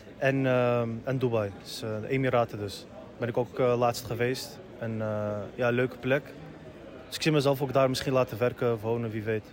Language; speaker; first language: Dutch; early bilingual, other home language; Turkish